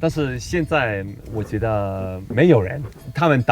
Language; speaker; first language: Chinese; non-native, learner; Polish